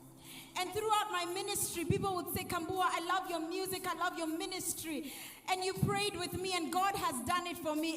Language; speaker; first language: English; non-native, local second language; Swahili